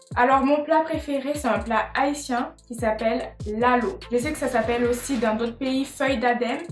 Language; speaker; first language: French; non-native, local second language; Haitian Creole